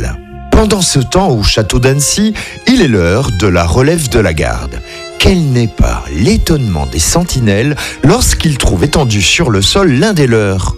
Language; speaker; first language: French; native; French